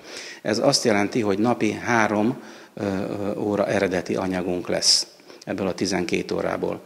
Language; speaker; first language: Hungarian; native; Hungarian